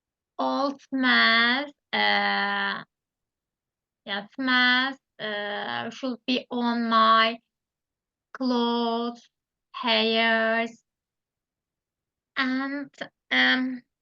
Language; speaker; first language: English; non-native, learner; Turkish